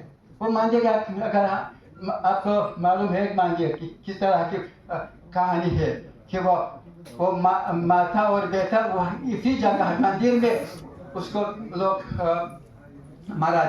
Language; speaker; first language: Hindi; non-native, fluent; Tajik